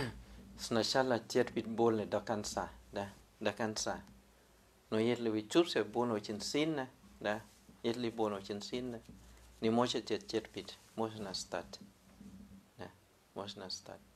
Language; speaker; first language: Russian; non-native, learner; Thai